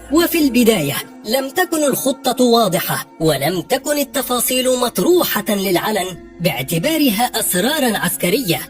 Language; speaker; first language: Arabic; native; Arabic